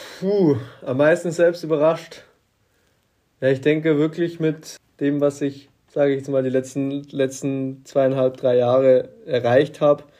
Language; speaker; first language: German; native; German